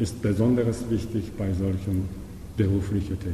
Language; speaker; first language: German; non-native, learner; Japanese